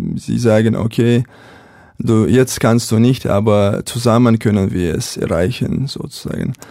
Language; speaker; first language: German; non-native, fluent; Chechen